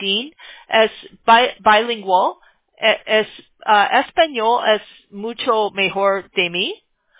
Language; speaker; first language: Spanish; non-native, learner; English